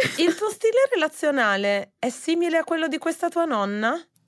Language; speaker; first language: Italian; native; Italian